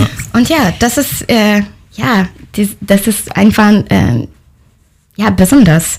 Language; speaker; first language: German; non-native, learner; French